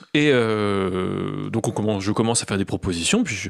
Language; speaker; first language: French; native; French